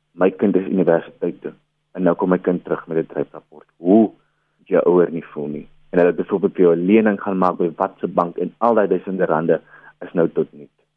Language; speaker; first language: Afrikaans; native; Afrikaans